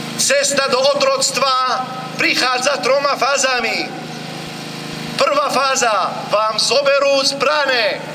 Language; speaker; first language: Slovak; non-native, fluent; Kurdish